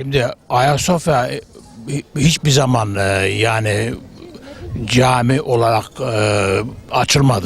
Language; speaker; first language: Turkish; early bilingual, heritage; Turkish